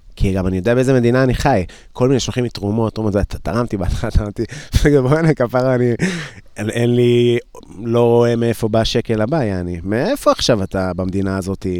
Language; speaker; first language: Hebrew; native; Hebrew